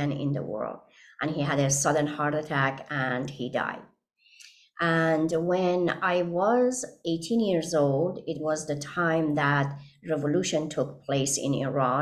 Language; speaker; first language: English; non-native, fluent; Persian